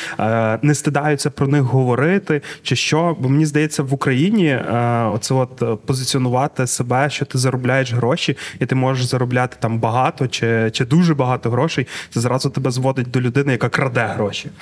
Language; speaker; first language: Ukrainian; native; Ukrainian